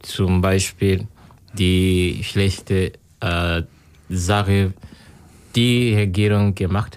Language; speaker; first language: German; non-native, learner; Kinyarwanda